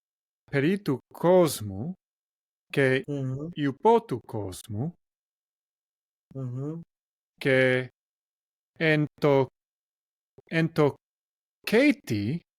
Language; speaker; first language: Greek; non-native, learner; English